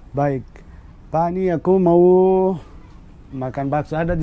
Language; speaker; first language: Indonesian; non-native, learner; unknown